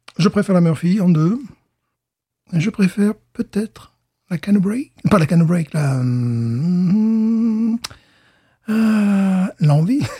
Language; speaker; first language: French; native; French